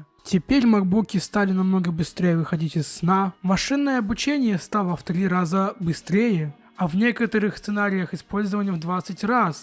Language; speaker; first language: Russian; native; Russian